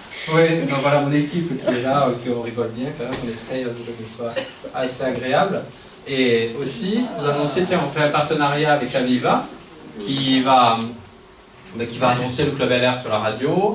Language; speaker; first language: French; native; French